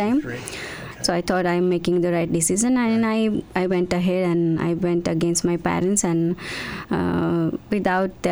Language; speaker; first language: English; non-native, local second language; Gujarati